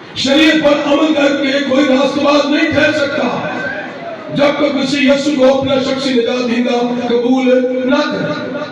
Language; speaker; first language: Urdu; non-native, local second language; Punjabi